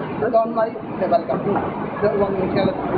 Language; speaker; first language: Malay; non-native, learner; Bangla